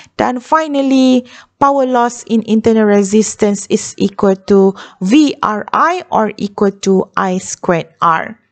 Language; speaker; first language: English; non-native, local second language; Malay